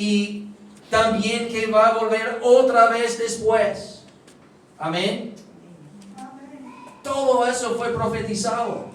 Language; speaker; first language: Spanish; non-native, fluent; English